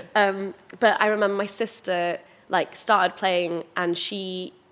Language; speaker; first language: English; native; English